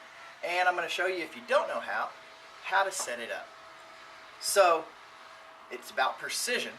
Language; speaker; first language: English; native; English